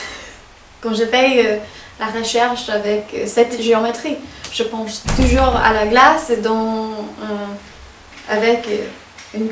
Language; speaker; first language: French; non-native, fluent; English